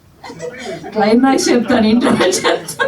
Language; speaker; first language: Telugu; non-native, fluent; Malayalam